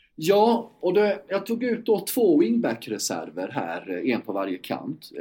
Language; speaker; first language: Swedish; native; Swedish